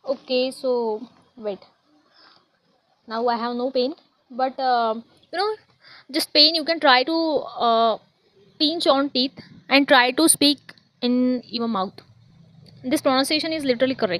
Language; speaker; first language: English; non-native, learner; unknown